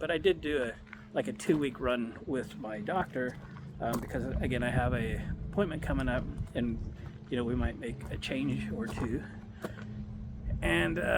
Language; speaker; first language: English; native; English